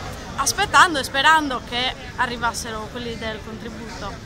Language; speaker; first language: Italian; native; Italian